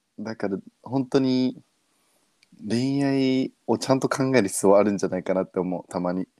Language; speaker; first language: Japanese; native; Japanese